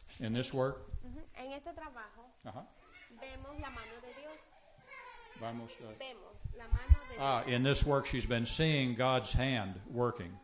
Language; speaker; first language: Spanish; non-native, fluent; English